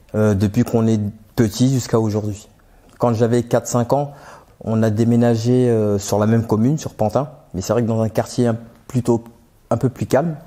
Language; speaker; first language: French; native; French